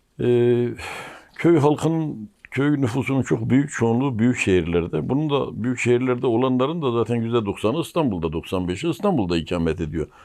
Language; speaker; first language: Turkish; native; Turkish